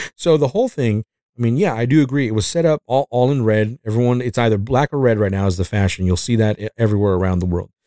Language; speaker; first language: English; non-native, fluent; Spanish